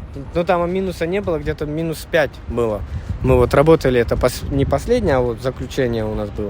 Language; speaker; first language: Russian; native; Russian